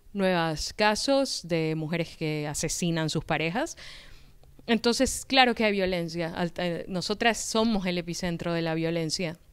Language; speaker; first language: Spanish; native; Spanish